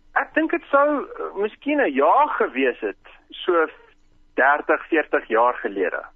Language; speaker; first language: Afrikaans; non-native, local second language; English